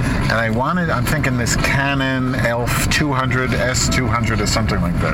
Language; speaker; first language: English; native; English